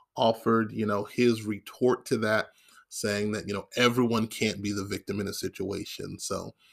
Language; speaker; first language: English; native; English